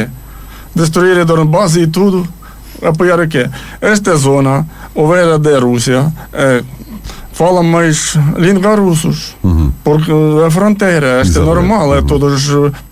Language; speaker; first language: Portuguese; non-native, learner; Ukrainian